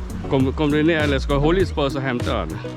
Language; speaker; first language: Swedish; non-native, fluent; Vietnamese